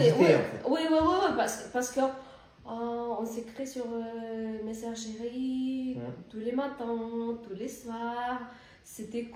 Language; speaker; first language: French; non-native, learner; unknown